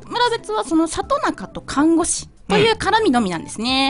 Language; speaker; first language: Japanese; native; Japanese